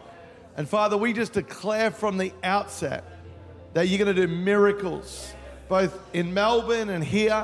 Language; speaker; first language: English; native; English